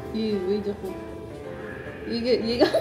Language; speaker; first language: Korean; non-native, fluent; Filipino